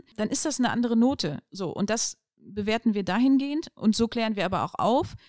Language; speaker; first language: German; native; German